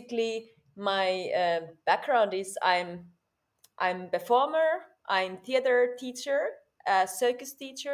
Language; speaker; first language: English; non-native, fluent; Finnish